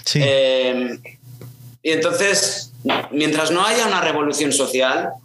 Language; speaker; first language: Spanish; native; Spanish